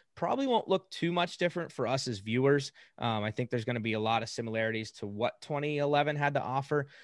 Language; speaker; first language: English; native; English